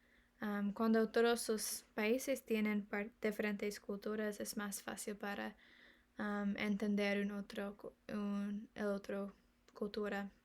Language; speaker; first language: Spanish; non-native, learner; English